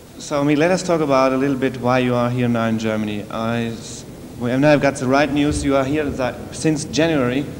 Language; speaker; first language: English; non-native, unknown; German